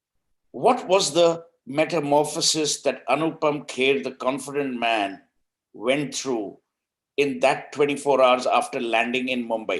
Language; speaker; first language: English; non-native, local second language; Hindi